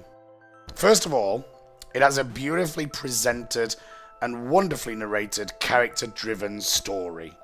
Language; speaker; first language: English; native; English